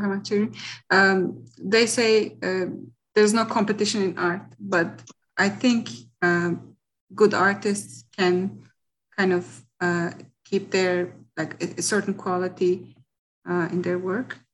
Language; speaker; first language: English; non-native, fluent; Turkish